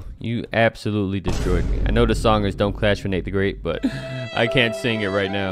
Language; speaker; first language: English; native; English